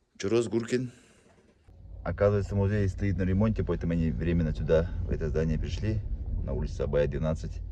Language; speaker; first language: Russian; non-native, local second language; Yakut